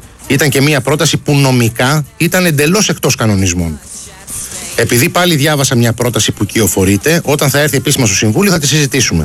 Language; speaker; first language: Greek; native; Greek